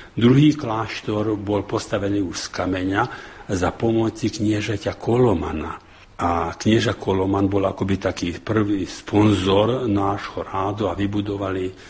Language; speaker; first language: Slovak; native; Slovak